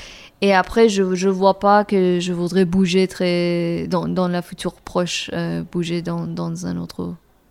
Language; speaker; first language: French; non-native, fluent; Persian